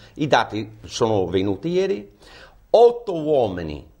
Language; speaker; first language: Italian; non-native, fluent; English